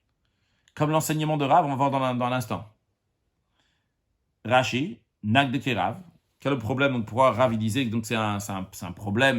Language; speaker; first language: French; native; French